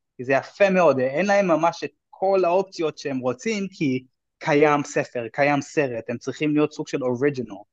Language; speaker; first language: Hebrew; early bilingual, heritage; Hebrew